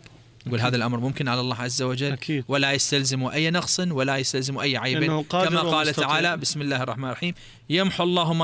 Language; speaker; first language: Arabic; native; Arabic